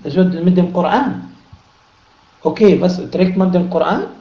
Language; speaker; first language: German; non-native, fluent; Arabic